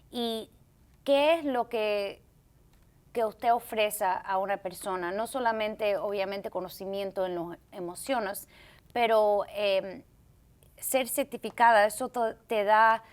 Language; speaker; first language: Spanish; early bilingual, heritage; Spanish